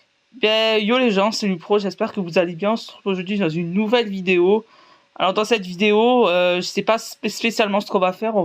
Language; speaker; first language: French; native; French